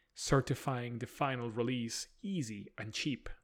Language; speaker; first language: English; non-native, fluent; Spanish